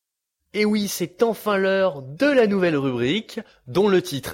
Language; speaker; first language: French; native; French